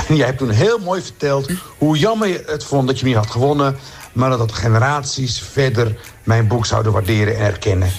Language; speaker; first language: Dutch; early bilingual, other home language; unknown